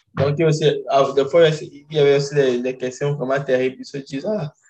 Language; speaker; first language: French; non-native, local second language; Ewe